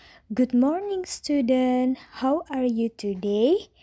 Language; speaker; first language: English; non-native, fluent; Indonesian